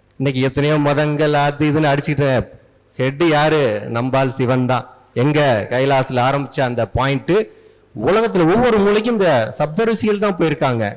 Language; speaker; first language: Tamil; native; Tamil